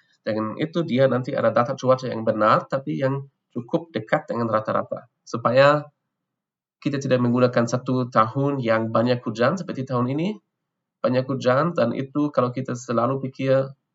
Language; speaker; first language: Indonesian; non-native, fluent; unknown